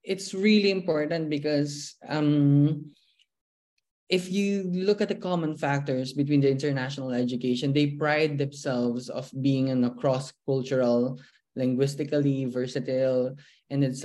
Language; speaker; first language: English; non-native, local second language; Filipino